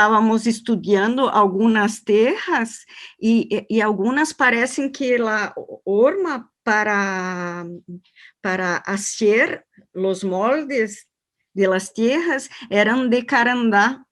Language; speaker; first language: Spanish; non-native, learner; Portuguese